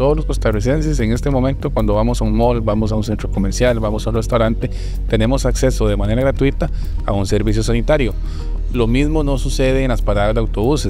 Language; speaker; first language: Spanish; native; Spanish